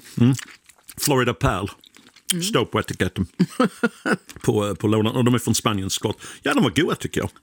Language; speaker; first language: Swedish; non-native, fluent; English